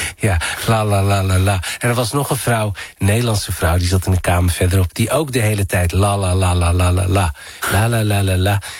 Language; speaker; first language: Dutch; early bilingual, other home language; Arabic